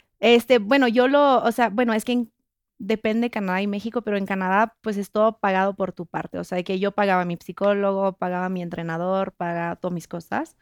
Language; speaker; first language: Spanish; non-native, fluent; French